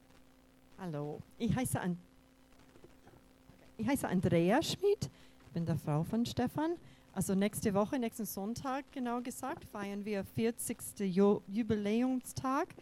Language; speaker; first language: German; non-native, fluent; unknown